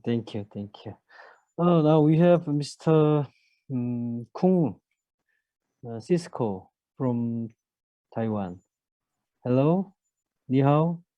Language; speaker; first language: English; non-native, learner; Korean